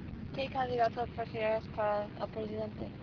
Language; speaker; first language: Spanish; non-native, learner; English